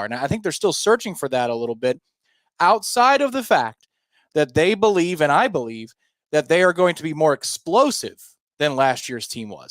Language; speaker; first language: English; native; English